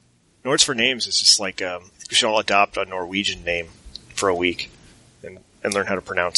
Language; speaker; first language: English; native; English